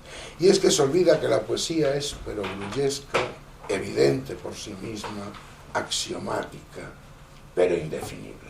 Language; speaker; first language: Spanish; native; Spanish